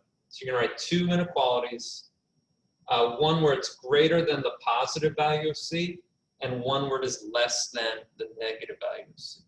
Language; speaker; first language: English; native; English